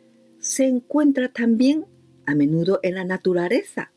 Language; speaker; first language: Spanish; non-native, fluent; Japanese